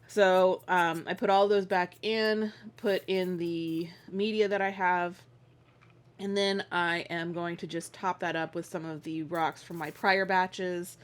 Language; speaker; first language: English; native; English